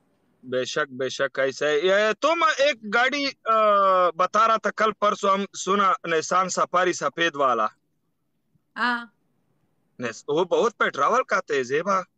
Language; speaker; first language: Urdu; non-native, local second language; Pashto